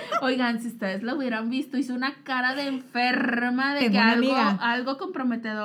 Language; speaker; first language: Spanish; native; Spanish